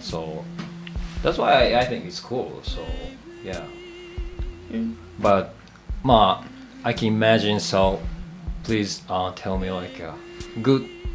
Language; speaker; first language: English; non-native, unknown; Japanese